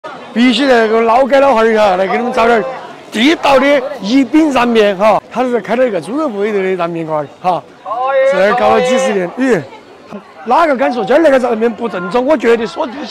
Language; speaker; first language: Chinese; native; Chinese